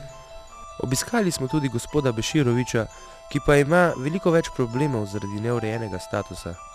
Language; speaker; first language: Slovenian; native; Slovenian